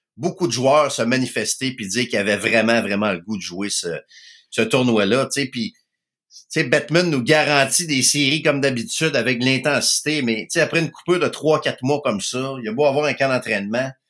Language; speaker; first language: French; native; French